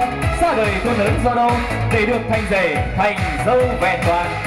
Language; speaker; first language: Vietnamese; native; Vietnamese